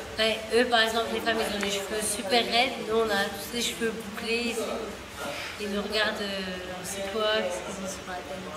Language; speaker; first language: French; native; French